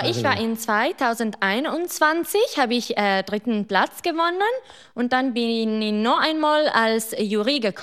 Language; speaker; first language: German; non-native, local second language; Italian